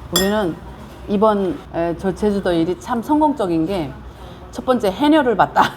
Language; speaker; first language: Korean; native; Korean